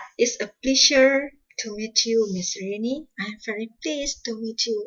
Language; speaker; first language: English; non-native, fluent; Indonesian